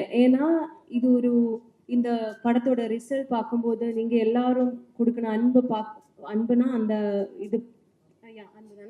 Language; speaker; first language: Tamil; non-native, learner; Malayalam